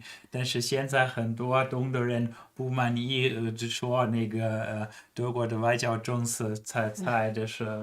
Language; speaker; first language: Chinese; non-native, fluent; German